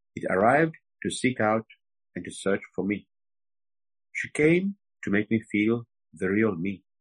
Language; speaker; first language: English; non-native, fluent; French